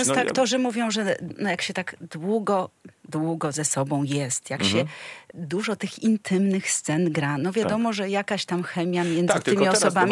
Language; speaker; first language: Polish; native; Polish